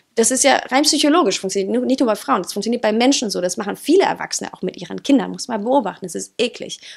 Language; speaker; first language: German; non-native, fluent; Danish